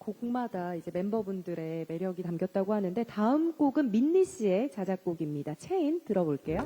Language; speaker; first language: Korean; native; Korean